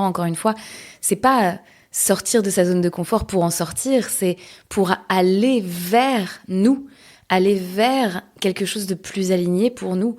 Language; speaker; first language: French; native; French